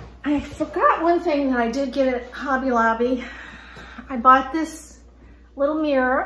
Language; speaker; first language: English; native; English